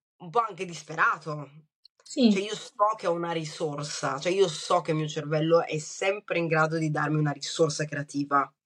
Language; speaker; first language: Italian; early bilingual, other home language; Kinyarwanda